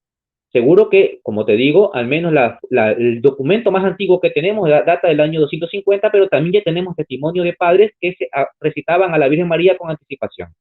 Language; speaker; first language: Spanish; native; Spanish